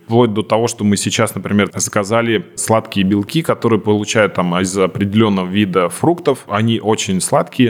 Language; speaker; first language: Russian; native; Russian